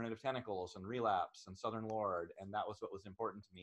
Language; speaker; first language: English; native; English